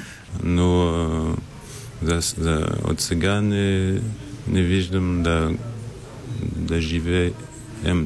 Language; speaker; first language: Bulgarian; non-native, learner; French